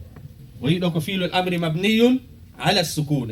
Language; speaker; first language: Arabic; non-native, fluent; Fula